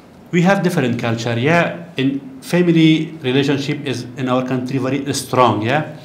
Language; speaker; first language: English; non-native, learner; Persian